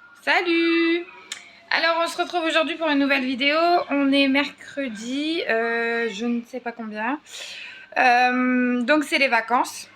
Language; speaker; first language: French; native; French